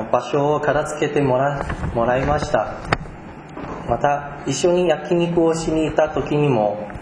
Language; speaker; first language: Japanese; non-native, fluent; Chinese